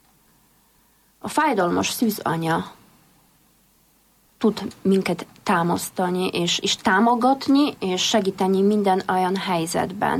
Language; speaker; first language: Hungarian; non-native, fluent; Polish